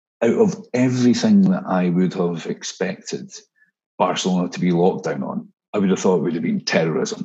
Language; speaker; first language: English; native; English